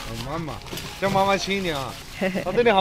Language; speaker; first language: Chinese; native; Chinese